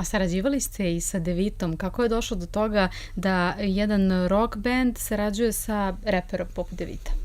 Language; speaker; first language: Serbian; native; Serbian